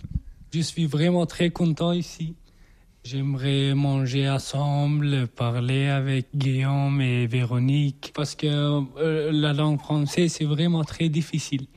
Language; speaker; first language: French; non-native, learner; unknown